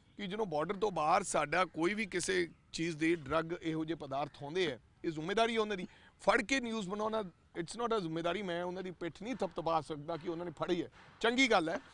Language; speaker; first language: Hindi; non-native, local second language; Punjabi